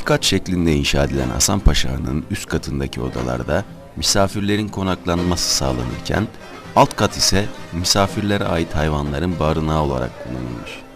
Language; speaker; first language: Turkish; native; Turkish